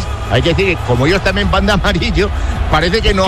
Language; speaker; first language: Spanish; native; Spanish